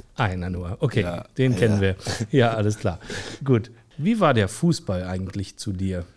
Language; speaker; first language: German; native; German